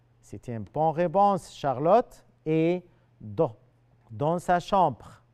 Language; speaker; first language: French; non-native, fluent; Arabic